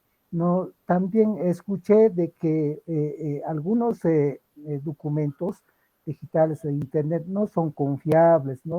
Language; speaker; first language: Spanish; non-native, local second language; Aymara